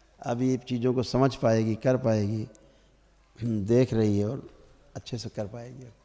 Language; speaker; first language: Hindi; native; Hindi